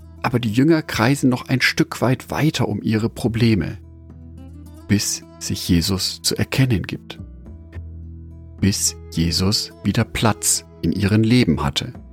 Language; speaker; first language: German; native; German